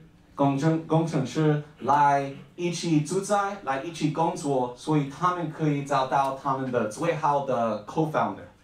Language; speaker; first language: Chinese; non-native, learner; English